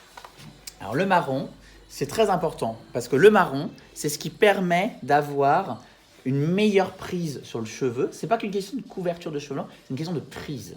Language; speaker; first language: French; native; French